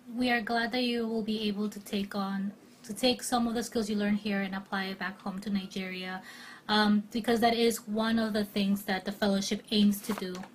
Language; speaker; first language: English; native; English